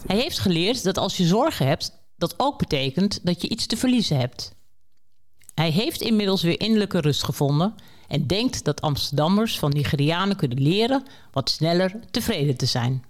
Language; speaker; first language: Dutch; native; Dutch